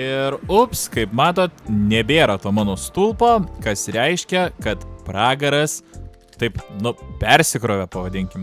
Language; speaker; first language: Lithuanian; native; Lithuanian